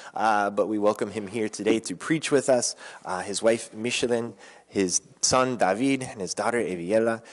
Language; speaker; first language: English; native; English